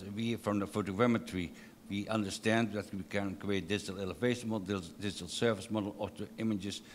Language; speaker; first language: English; non-native, fluent; Dutch